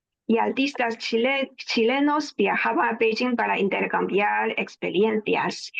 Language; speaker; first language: Spanish; non-native, fluent; Chinese